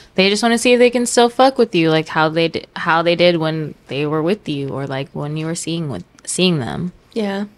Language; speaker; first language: English; native; English